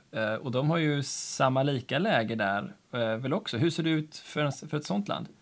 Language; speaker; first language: Swedish; native; Swedish